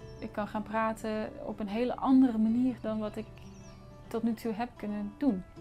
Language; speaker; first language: Dutch; non-native, fluent; English